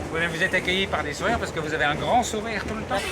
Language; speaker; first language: French; native; French